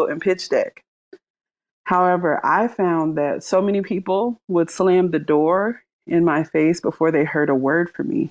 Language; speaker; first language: English; native; English